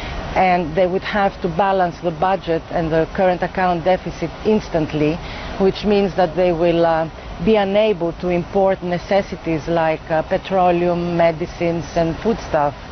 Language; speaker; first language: English; non-native, fluent; Greek